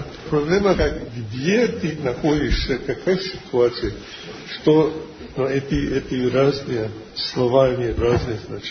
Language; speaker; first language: Russian; non-native, fluent; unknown